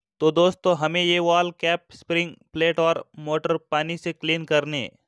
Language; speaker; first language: Hindi; non-native, local second language; Marathi